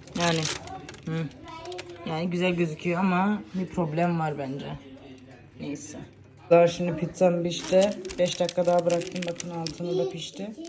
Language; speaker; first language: Turkish; early bilingual, heritage; Turkish